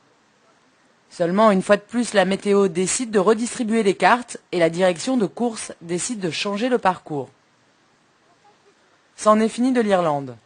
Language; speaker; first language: French; native; French